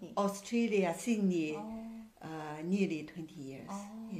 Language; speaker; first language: English; non-native, learner; Chinese